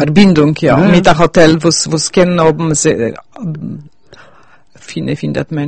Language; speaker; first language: German; early bilingual, heritage; Yiddish